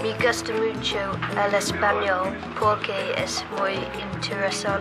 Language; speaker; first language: Spanish; non-native, learner; English